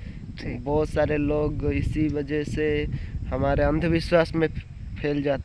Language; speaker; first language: Hindi; non-native, local second language; Odia